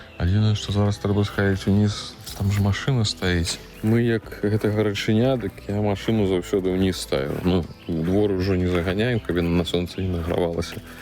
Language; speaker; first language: Belarusian; native; Belarusian